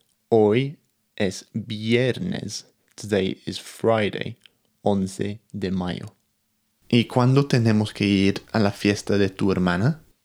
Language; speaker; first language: Spanish; non-native, fluent; English